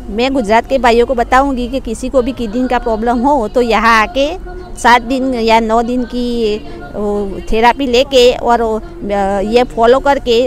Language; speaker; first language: Hindi; non-native, local second language; Gujarati